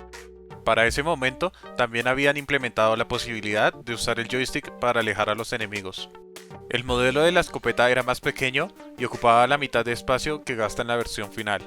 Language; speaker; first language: Spanish; native; Spanish